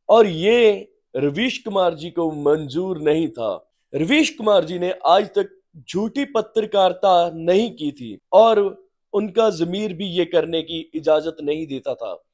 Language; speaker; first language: Hindi; native; Hindi